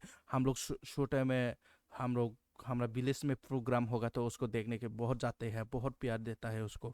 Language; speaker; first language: Hindi; non-native, local second language; Kok Borok